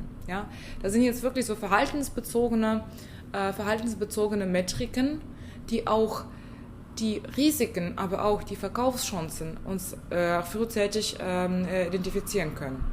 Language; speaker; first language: German; non-native, fluent; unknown